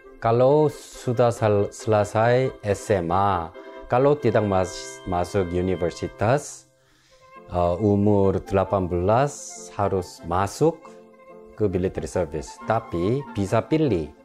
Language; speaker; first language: Indonesian; non-native, local second language; Korean